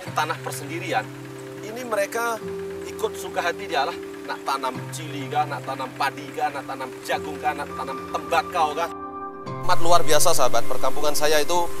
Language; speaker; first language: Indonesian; non-native, local second language; Javanese